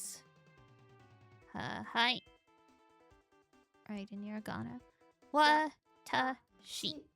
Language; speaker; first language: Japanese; non-native, learner; English